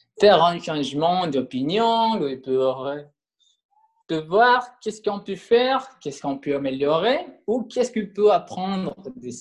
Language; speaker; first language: French; non-native, learner; Spanish